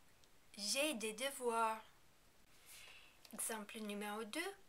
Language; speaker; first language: French; non-native, fluent; English